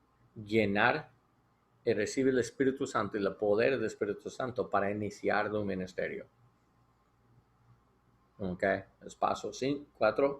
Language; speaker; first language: Spanish; non-native, learner; English